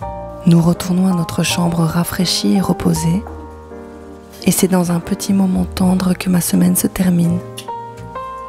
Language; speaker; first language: French; native; French